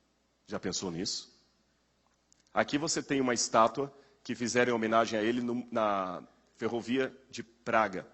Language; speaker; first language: Portuguese; native; Portuguese